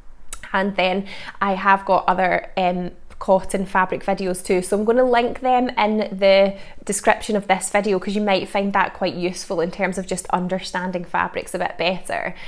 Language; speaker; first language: English; native; English